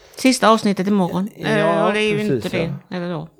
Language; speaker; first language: Swedish; native; Swedish